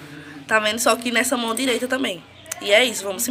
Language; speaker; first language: Portuguese; native; Portuguese